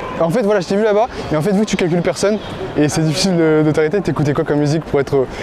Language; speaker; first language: French; native; French